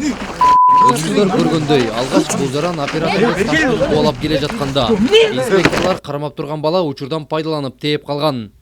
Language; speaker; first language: Kyrgyz; native; Kyrgyz